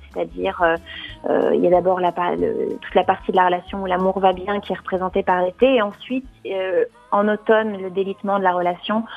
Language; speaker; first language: French; native; French